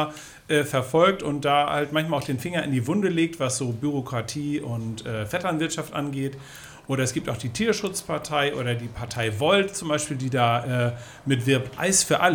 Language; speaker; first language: German; native; German